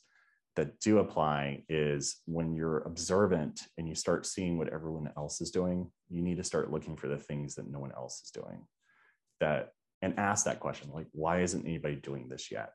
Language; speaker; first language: English; native; English